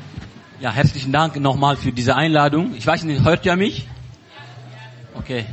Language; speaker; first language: German; non-native, learner; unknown